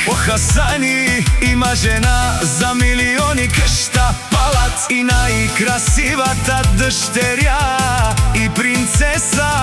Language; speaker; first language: Bulgarian; non-native, local second language; Romany